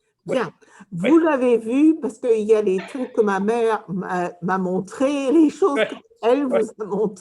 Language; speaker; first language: French; early bilingual, heritage; English